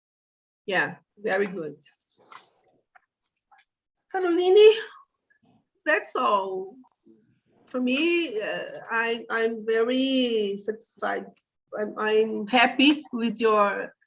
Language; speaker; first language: English; non-native, fluent; Portuguese